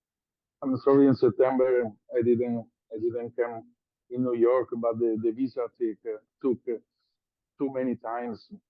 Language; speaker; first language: English; non-native, learner; Italian